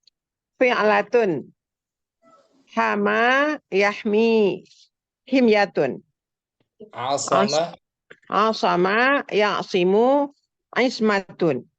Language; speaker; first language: Arabic; non-native, learner; Indonesian